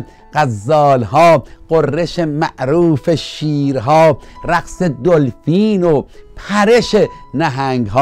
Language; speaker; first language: Persian; native; Persian